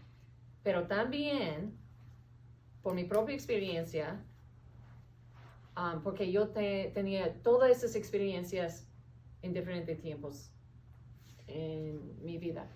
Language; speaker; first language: Spanish; non-native, fluent; English